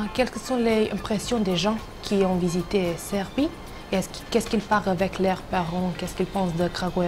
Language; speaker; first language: French; non-native, learner; Serbian